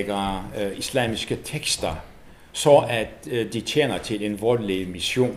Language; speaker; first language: Danish; non-native, fluent; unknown